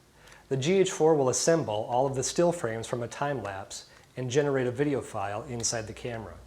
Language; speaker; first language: English; native; English